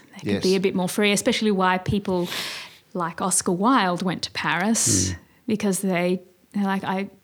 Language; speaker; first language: English; native; English